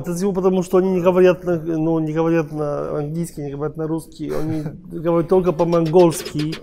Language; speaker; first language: Russian; non-native, learner; Polish